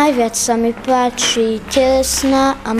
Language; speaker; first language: Slovak; non-native, local second language; Hungarian